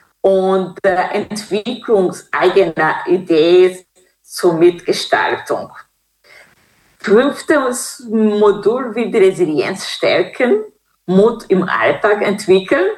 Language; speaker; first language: German; non-native, fluent; Kinyarwanda